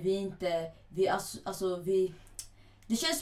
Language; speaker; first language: Swedish; early bilingual, other home language; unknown